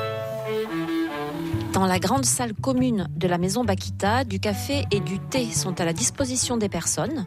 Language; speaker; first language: French; native; French